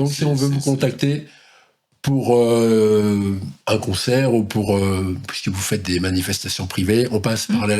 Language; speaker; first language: French; native; French